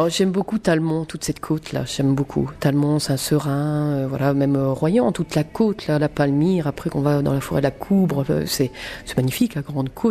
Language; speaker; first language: French; native; French